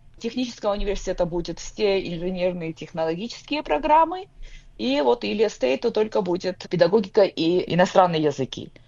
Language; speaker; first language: Russian; non-native, local second language; Georgian